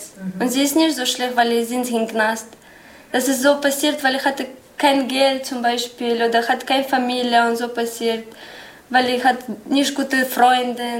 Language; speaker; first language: German; non-native, learner; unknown